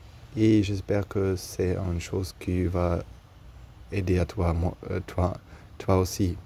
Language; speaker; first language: French; non-native, learner; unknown